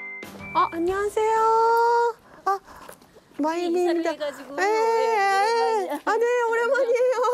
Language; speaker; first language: Korean; non-native, fluent; Japanese